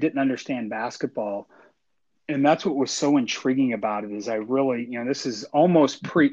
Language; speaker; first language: English; native; English